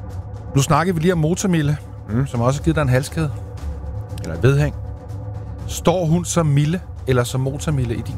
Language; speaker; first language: Danish; native; Danish